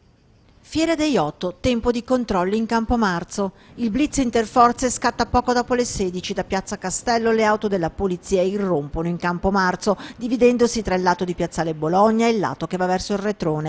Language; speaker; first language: Italian; native; Italian